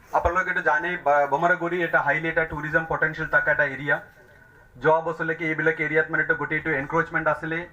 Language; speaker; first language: Assamese; non-native, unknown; Tamil